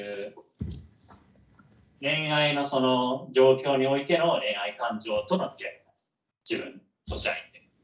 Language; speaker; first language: Japanese; native; Japanese